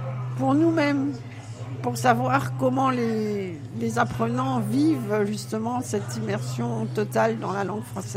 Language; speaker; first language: French; native; French